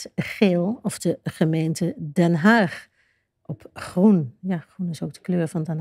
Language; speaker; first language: Dutch; native; Dutch